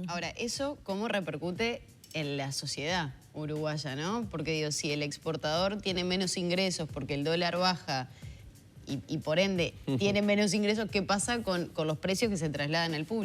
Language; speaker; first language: Spanish; native; Spanish